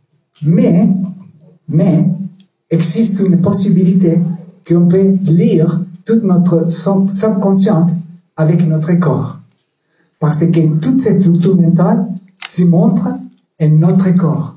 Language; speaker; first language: French; non-native, learner; Spanish